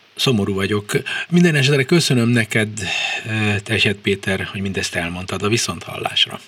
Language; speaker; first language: Hungarian; native; Hungarian